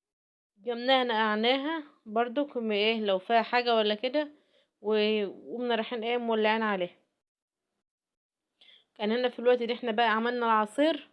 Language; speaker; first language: Arabic; native; Arabic